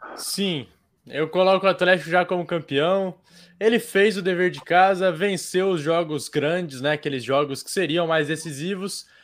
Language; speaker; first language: Portuguese; native; Portuguese